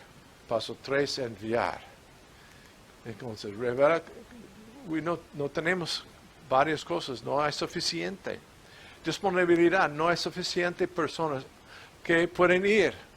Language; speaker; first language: Spanish; non-native, fluent; English